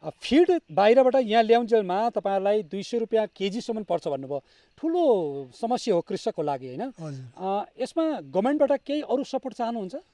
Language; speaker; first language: Nepali; native; Nepali